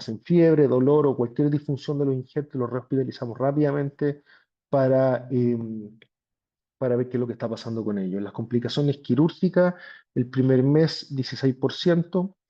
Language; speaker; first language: Spanish; native; Spanish